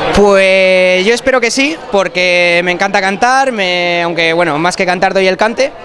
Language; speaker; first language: Spanish; native; Spanish